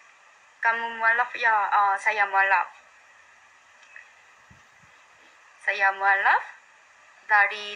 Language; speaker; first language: Indonesian; non-native, learner; Korean